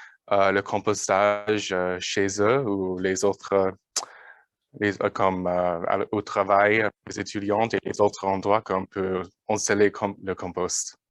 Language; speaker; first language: French; non-native, learner; English